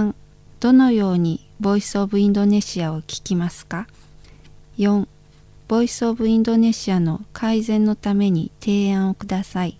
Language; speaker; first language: Japanese; non-native, fluent; Indonesian